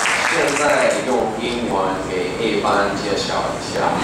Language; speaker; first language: Chinese; non-native, fluent; English